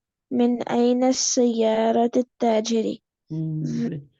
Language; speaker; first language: Arabic; non-native, learner; Urdu